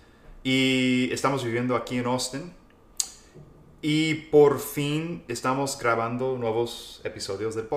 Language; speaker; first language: Spanish; non-native, fluent; English